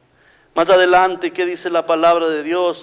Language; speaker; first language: Spanish; native; Spanish